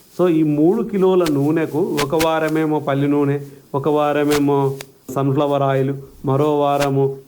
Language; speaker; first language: Telugu; native; Telugu